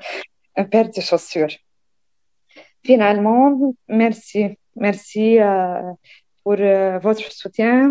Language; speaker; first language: French; non-native, local second language; Arabic